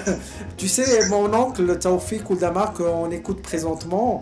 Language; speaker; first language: French; native; French